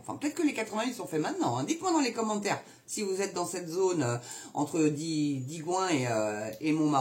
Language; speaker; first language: French; native; French